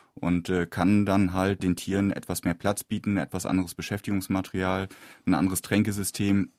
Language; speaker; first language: German; native; German